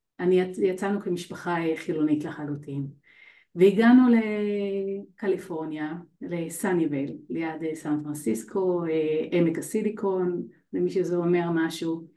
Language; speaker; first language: Hebrew; native; Hebrew